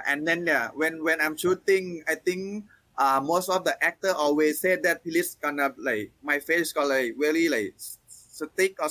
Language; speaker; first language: English; non-native, learner; Thai